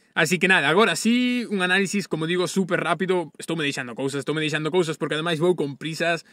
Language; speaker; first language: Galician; native; Galician